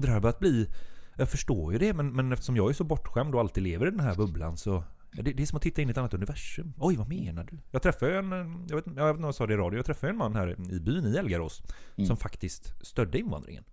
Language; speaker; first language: Swedish; native; Swedish